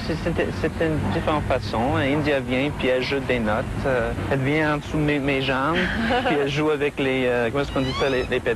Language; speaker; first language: French; non-native, fluent; English